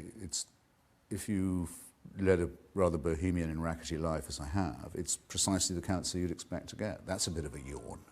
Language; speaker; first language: English; native; English